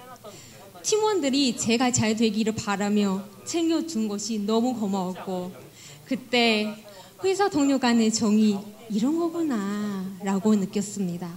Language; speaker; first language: Korean; non-native, fluent; Chinese